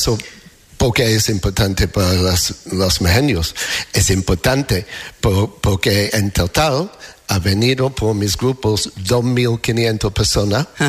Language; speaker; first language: Spanish; non-native, fluent; English